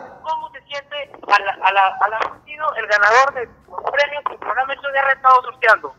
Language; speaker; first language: Spanish; native; Spanish